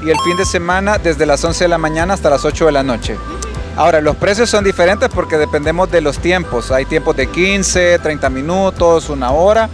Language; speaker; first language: Spanish; native; Spanish